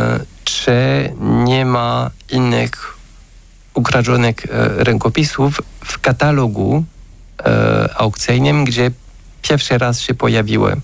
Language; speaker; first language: Polish; non-native, fluent; French